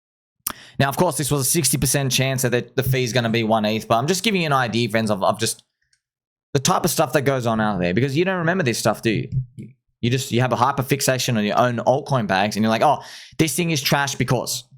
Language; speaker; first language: English; native; English